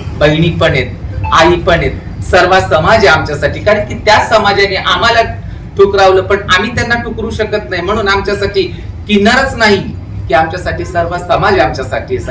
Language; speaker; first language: Hindi; native; Hindi